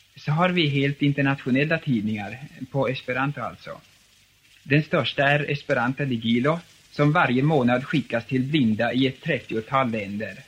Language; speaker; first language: Swedish; native; Swedish